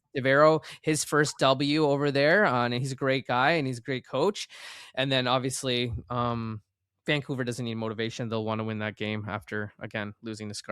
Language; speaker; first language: English; native; English